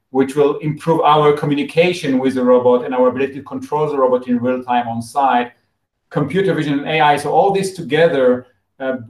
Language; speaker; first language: English; non-native, fluent; Hebrew